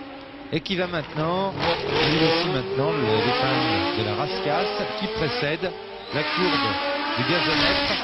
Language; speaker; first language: French; native; French